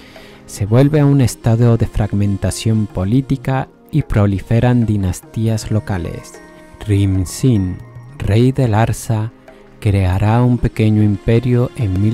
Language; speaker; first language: Spanish; native; Spanish